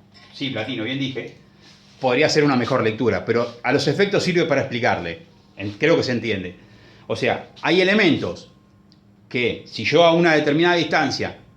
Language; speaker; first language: Spanish; native; Spanish